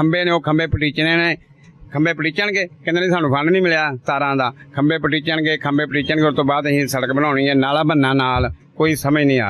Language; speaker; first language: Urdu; non-native, local second language; Punjabi